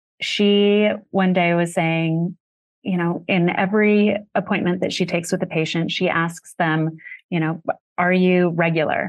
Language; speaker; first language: English; native; English